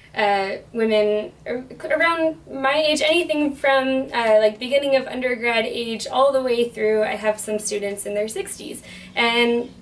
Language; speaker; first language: English; native; English